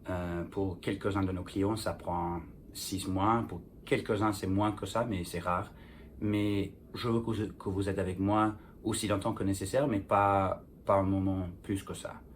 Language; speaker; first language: French; non-native, fluent; English